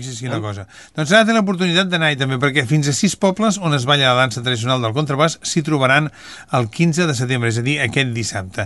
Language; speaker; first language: Catalan; native; Catalan